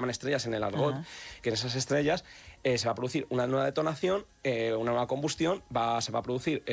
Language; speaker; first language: Spanish; native; Spanish